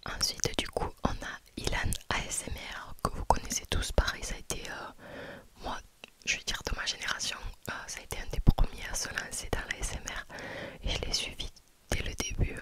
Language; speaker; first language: French; native; French